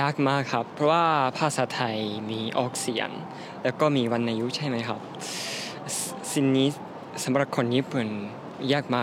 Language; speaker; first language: Thai; non-native, learner; Japanese